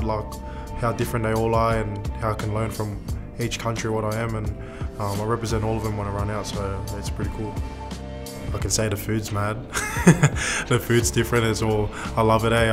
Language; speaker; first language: English; native; English